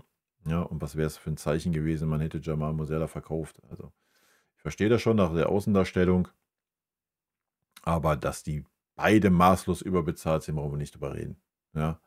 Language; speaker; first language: German; native; German